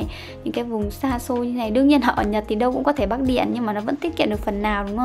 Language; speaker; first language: Vietnamese; native; Vietnamese